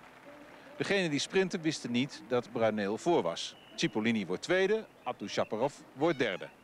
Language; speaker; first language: Dutch; native; Dutch